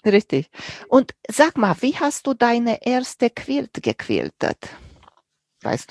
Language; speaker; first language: German; non-native, fluent; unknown